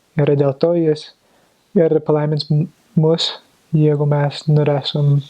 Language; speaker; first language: Lithuanian; non-native, fluent; English